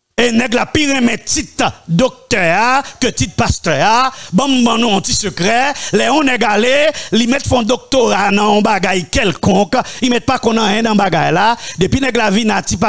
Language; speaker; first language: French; non-native, local second language; Haitian Creole